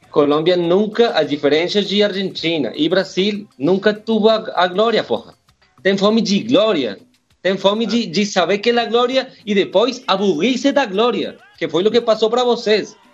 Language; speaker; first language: Portuguese; non-native, learner; Spanish